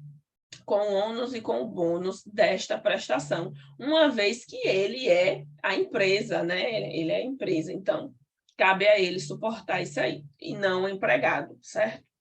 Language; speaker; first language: Portuguese; native; Portuguese